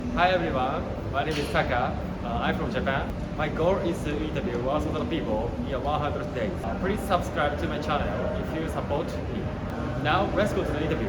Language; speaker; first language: English; non-native, learner; Japanese